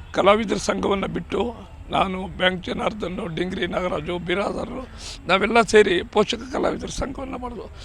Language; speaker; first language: Kannada; native; Kannada